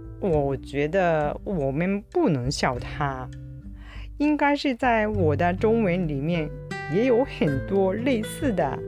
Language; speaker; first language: Chinese; non-native, fluent; Japanese